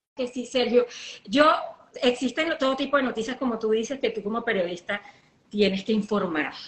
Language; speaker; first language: Spanish; native; Spanish